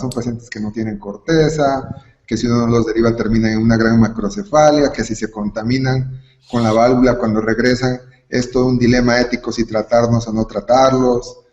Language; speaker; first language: Spanish; native; Spanish